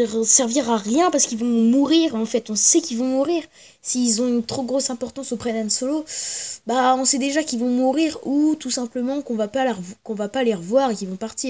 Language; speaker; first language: French; native; French